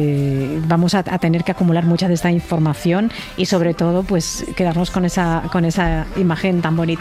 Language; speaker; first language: Spanish; native; Spanish